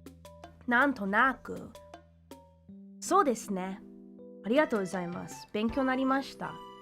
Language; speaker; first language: Japanese; non-native, fluent; English